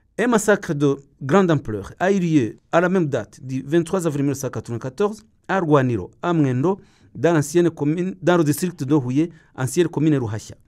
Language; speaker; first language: French; non-native, local second language; Kinyarwanda